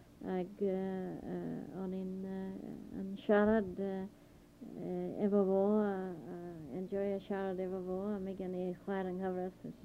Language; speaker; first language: Welsh; early bilingual, heritage; Welsh